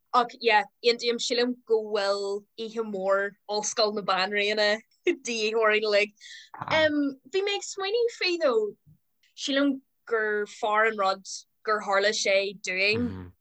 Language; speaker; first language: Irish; non-native, local second language; English